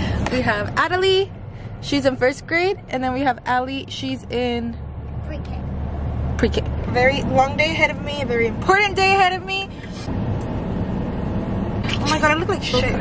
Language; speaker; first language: English; early bilingual, other home language; Spanish